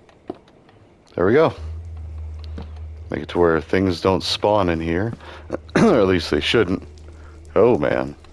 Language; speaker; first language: English; native; English